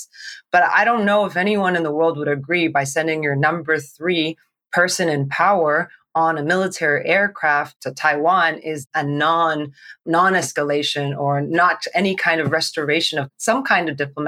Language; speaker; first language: English; non-native, local second language; Cantonese